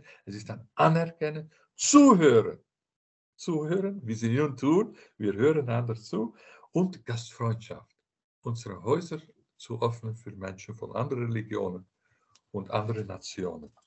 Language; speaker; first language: German; non-native, fluent; Dutch